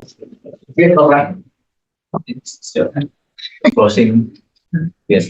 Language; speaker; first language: English; non-native, learner; Indonesian